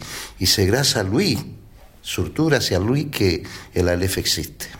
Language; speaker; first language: French; non-native, fluent; Spanish